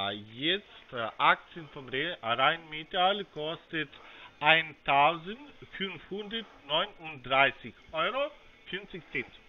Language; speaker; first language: German; non-native, fluent; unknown